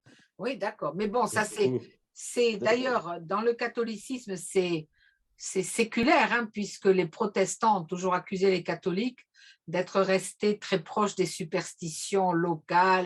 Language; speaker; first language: French; native; French